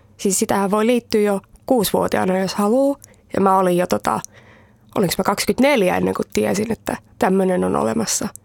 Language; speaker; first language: Finnish; early bilingual, heritage; Finnish